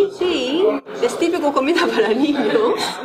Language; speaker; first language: Spanish; non-native, learner; Japanese